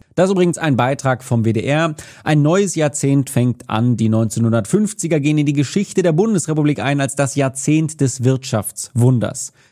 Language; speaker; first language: German; native; German